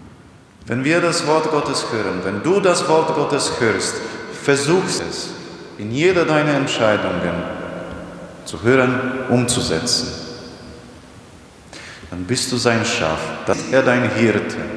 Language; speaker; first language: German; non-native, fluent; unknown